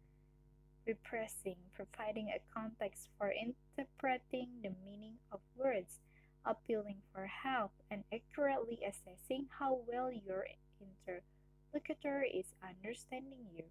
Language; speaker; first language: English; non-native, learner; Indonesian